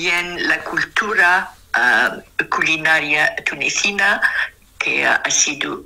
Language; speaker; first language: Spanish; non-native, fluent; Arabic